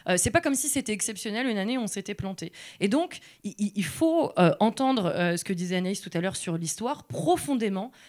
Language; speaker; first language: French; native; French